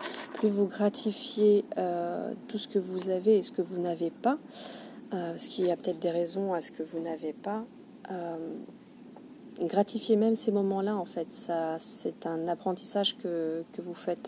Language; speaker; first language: French; native; French